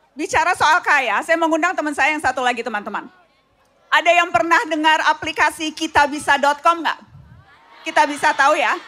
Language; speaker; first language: Indonesian; native; Indonesian